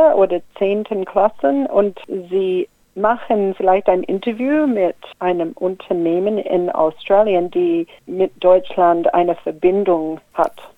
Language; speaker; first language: German; non-native, fluent; English